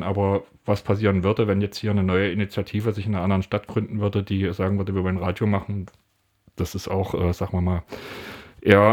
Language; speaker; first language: German; native; German